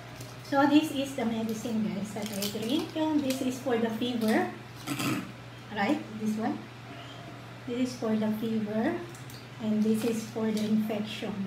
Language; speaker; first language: English; non-native, learner; Filipino